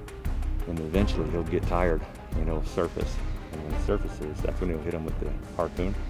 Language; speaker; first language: English; native; English